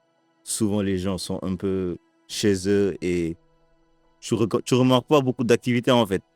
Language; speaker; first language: French; non-native, local second language; Wolof